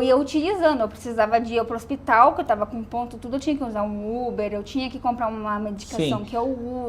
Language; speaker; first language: Portuguese; native; Portuguese